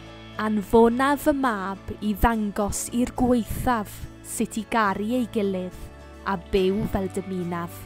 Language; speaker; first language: Welsh; native; Welsh